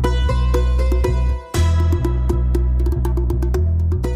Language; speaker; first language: English; non-native, local second language; Urdu